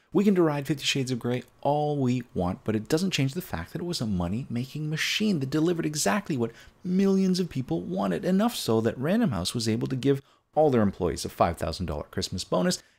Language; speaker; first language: English; native; English